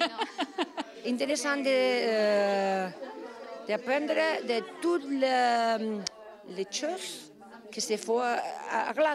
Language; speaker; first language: French; non-native, learner; Spanish